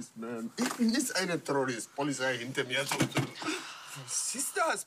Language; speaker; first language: German; non-native, learner; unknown